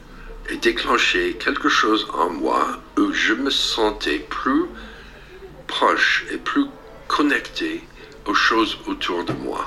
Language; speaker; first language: French; non-native, fluent; English